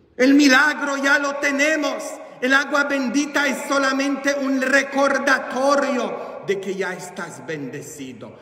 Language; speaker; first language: Spanish; non-native, fluent; Polish